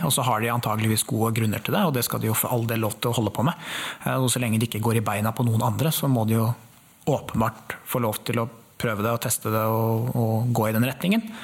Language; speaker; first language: Norwegian; native; Norwegian